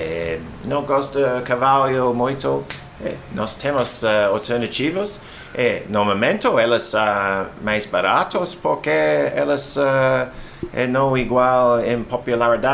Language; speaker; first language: Portuguese; non-native, learner; English